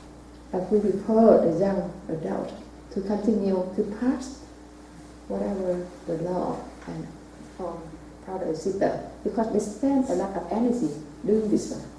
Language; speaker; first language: English; non-native, learner; Vietnamese